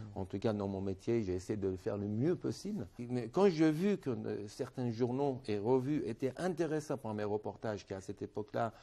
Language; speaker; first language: French; non-native, fluent; Persian